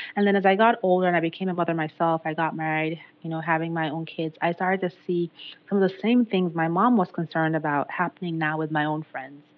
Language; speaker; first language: English; non-native, local second language; Yoruba